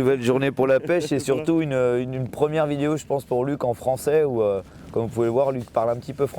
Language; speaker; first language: French; native; French